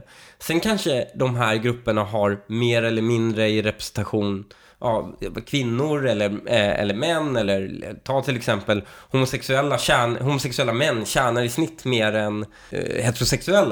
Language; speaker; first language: Swedish; native; Swedish